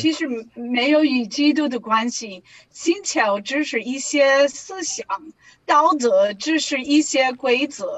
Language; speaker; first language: Chinese; non-native, learner; English